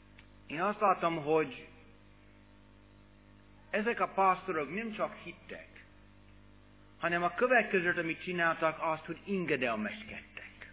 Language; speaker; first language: Hungarian; non-native, fluent; English